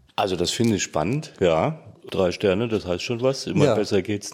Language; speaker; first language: German; native; German